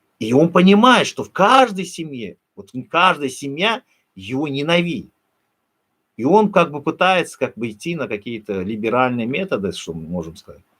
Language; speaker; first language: Russian; non-native, local second language; Turkmen